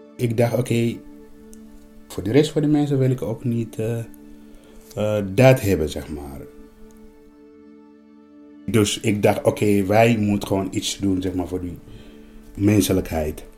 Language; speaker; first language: Dutch; non-native, fluent; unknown